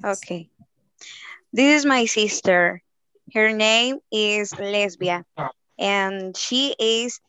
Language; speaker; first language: English; non-native, learner; Spanish